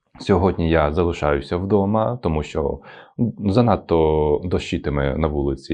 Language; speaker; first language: Ukrainian; non-native, local second language; Russian